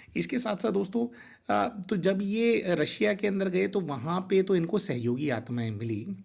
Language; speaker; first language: Hindi; native; Hindi